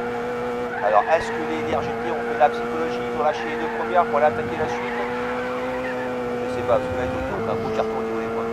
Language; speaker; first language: French; native; French